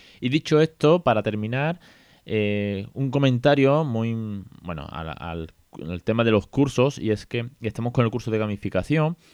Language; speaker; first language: Spanish; native; Spanish